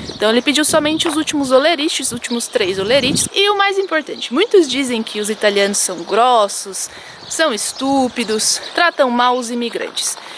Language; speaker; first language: Portuguese; native; Portuguese